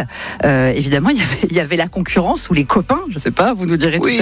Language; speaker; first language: French; native; French